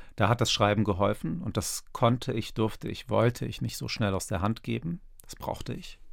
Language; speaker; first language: German; early bilingual, other home language; Turkish